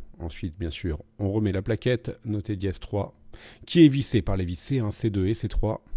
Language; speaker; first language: French; native; French